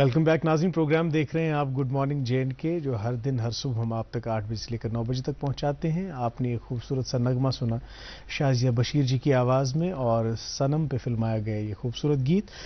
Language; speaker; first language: Hindi; non-native, local second language; Kashmiri